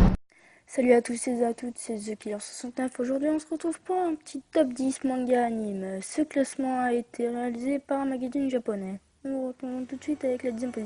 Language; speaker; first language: French; native; French